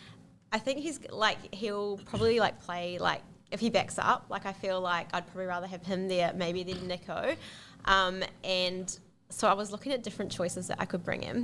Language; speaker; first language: English; native; English